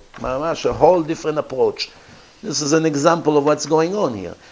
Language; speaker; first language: English; non-native, fluent; Hebrew